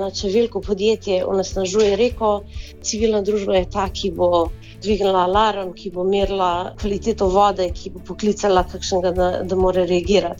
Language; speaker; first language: Slovenian; early bilingual, heritage; Slovenian